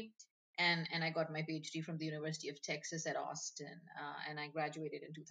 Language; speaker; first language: English; non-native, local second language; Bangla